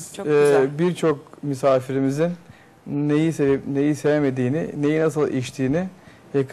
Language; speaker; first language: Turkish; native; Turkish